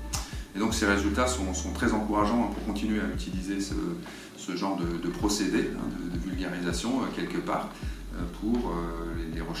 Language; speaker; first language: French; native; French